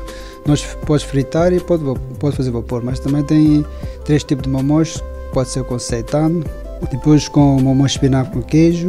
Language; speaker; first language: Portuguese; non-native, learner; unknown